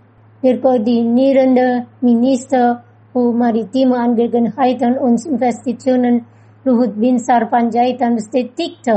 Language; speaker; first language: German; non-native, fluent; Indonesian